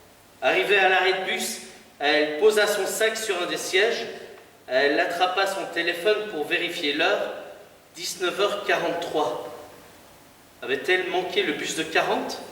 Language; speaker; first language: French; native; French